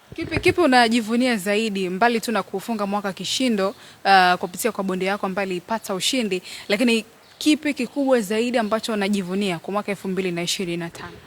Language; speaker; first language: Swahili; native; Swahili